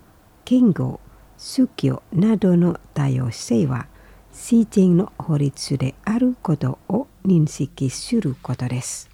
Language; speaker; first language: Japanese; non-native, fluent; Indonesian